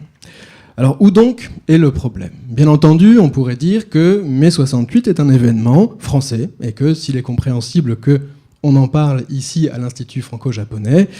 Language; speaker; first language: French; native; French